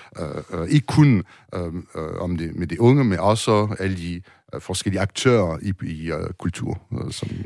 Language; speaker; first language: Danish; non-native, learner; French